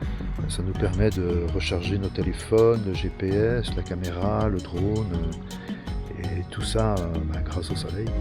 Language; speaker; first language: French; native; French